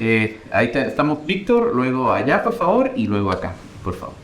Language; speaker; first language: Spanish; native; Spanish